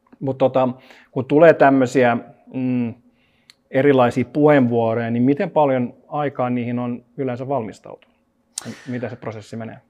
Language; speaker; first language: Finnish; non-native, local second language; Swedish